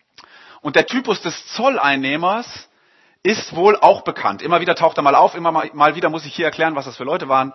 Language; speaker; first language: German; native; German